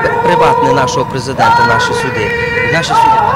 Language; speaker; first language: Ukrainian; native; Ukrainian